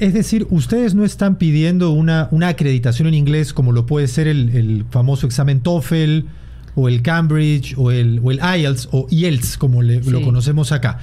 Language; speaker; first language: Spanish; native; Spanish